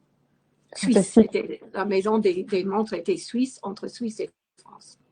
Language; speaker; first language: French; non-native, fluent; English